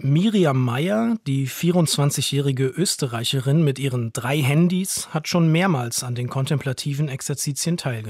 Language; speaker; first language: German; native; German